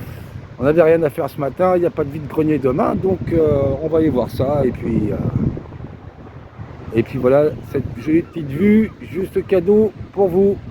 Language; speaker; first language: French; native; French